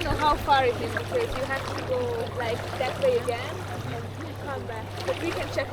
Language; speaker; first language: English; non-native, fluent; Hungarian